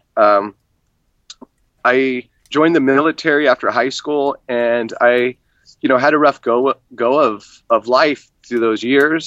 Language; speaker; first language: English; native; English